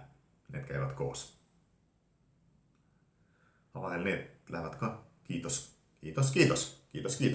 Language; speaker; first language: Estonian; non-native, fluent; Finnish